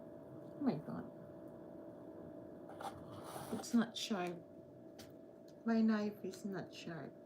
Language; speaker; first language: English; non-native, learner; Filipino